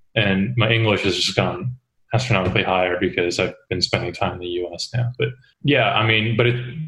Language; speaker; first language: English; early bilingual, other home language; Korean